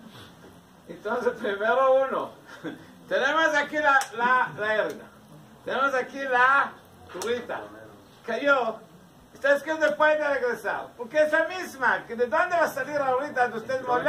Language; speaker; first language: Spanish; non-native, learner; Hebrew